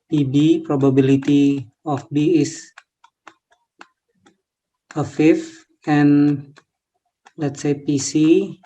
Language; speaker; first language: English; non-native, learner; Indonesian